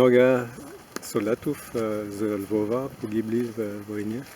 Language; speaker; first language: Russian; non-native, learner; French